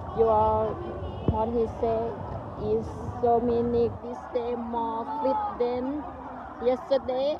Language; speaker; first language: English; non-native, learner; Thai